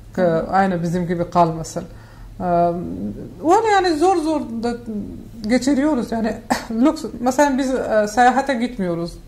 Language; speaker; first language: Turkish; non-native, learner; Persian